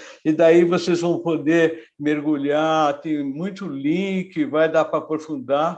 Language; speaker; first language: Portuguese; native; Portuguese